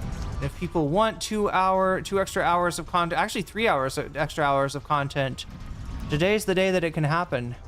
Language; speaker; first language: English; native; English